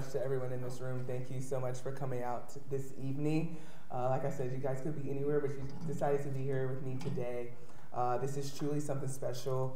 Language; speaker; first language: English; native; English